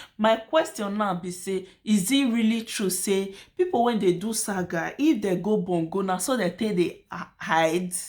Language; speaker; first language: Nigerian Pidgin; native; Nigerian Pidgin